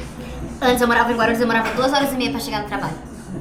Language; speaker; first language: Portuguese; native; Portuguese